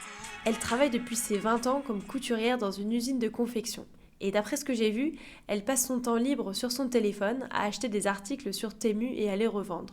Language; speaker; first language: French; native; French